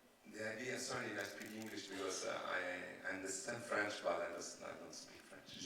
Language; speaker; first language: English; non-native, learner; Italian